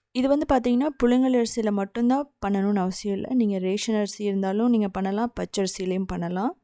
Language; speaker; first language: Tamil; native; Tamil